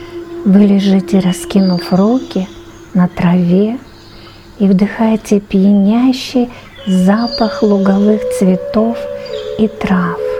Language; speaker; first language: Russian; native; Russian